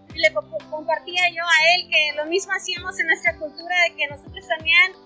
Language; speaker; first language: Spanish; early bilingual, heritage; Spanish